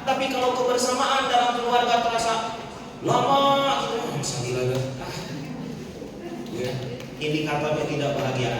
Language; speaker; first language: Indonesian; non-native, local second language; Sundanese